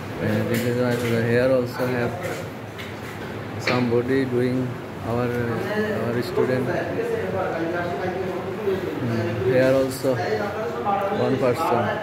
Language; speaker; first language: English; non-native, learner; Bangla